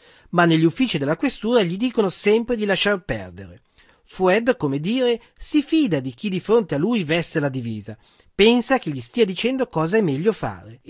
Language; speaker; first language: Italian; native; Italian